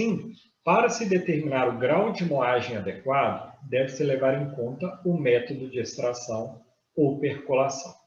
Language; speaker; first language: Portuguese; native; Portuguese